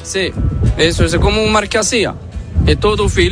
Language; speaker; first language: Spanish; non-native, learner; Arabic